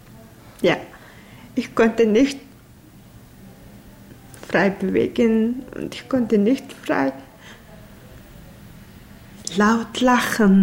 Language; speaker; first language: German; non-native, learner; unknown